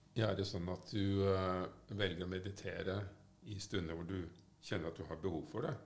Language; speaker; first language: Norwegian; native; Norwegian